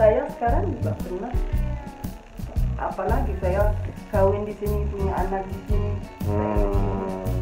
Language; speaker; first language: Indonesian; non-native, learner; Amharic